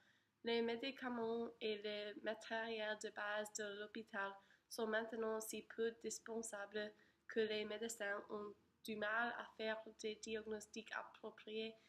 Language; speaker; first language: French; non-native, learner; English